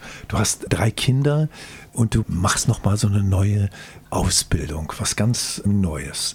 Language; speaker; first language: German; native; German